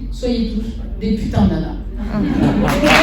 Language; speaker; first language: French; native; French